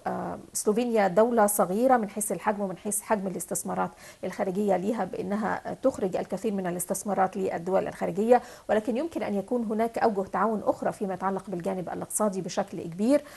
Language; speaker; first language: Arabic; native; Arabic